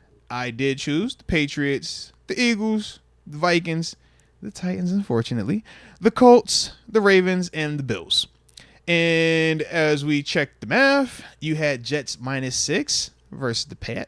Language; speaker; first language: English; native; English